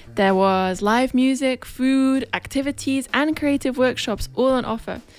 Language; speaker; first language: English; native; English